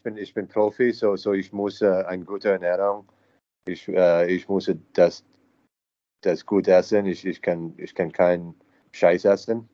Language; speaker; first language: German; non-native, learner; English